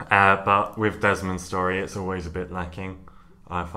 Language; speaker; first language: English; native; English